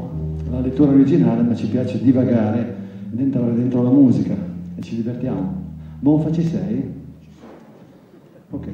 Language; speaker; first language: Italian; native; Italian